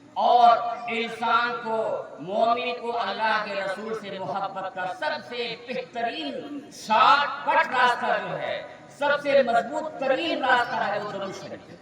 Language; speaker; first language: Urdu; native; Urdu